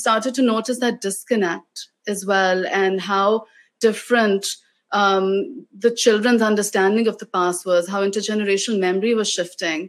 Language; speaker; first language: English; non-native, local second language; Urdu